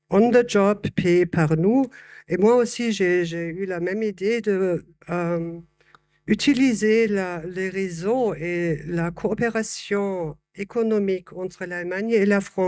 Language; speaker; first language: French; non-native, fluent; German